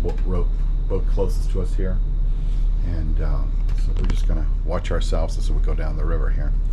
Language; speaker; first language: English; native; English